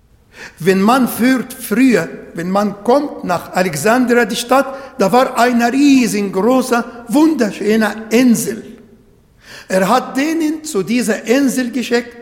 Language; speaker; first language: German; non-native, fluent; Arabic